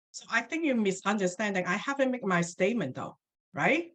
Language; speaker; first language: English; non-native, local second language; Cantonese